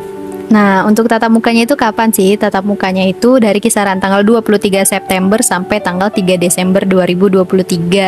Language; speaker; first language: Indonesian; native; Indonesian